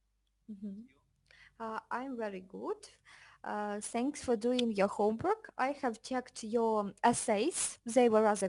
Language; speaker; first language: English; non-native, fluent; Russian